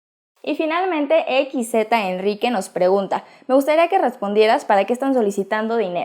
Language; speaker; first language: Spanish; native; Spanish